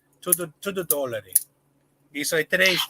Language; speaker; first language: Portuguese; non-native, learner; English